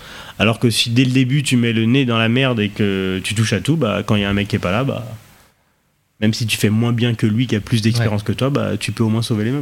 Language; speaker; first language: French; native; French